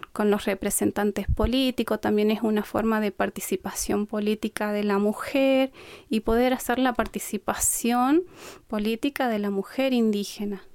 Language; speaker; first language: Spanish; non-native, local second language; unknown